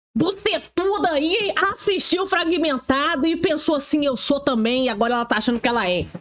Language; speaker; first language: Portuguese; native; Portuguese